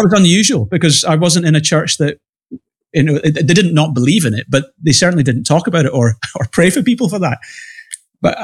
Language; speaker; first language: English; native; English